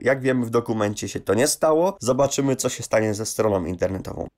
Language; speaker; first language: Polish; native; Polish